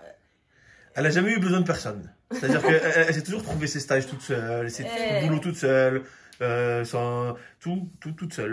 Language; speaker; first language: French; native; French